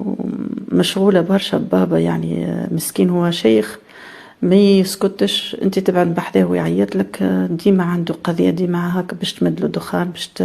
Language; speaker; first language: Arabic; native; Arabic